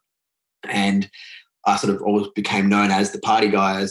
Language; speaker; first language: English; native; English